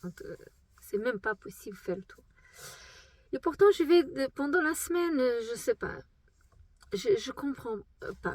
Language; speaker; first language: French; non-native, fluent; Portuguese